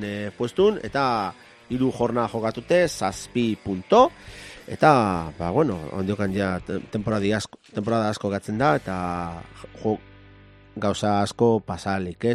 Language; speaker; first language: Basque; native; Basque